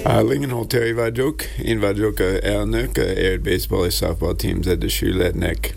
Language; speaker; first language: Hungarian; non-native, learner; English